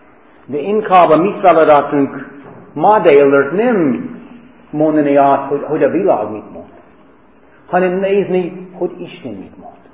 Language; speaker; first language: Hungarian; early bilingual, heritage; Hungarian